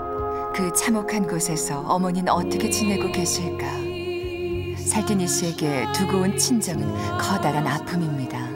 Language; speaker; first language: Korean; native; Korean